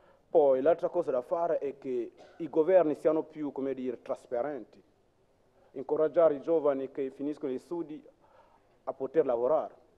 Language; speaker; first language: Italian; non-native, fluent; French